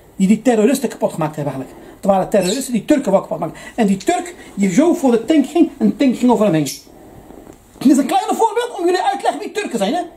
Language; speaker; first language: Dutch; early bilingual, other home language; Arabic